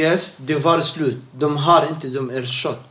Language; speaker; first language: Swedish; non-native, learner; Arabic